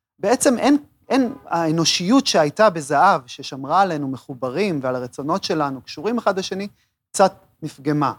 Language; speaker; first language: Hebrew; native; Hebrew